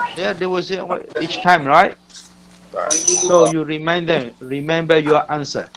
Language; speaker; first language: English; non-native, fluent; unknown